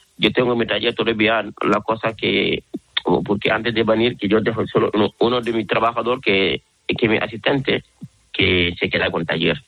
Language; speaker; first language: Spanish; non-native, learner; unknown